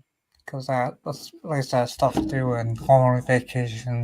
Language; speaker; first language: English; native; English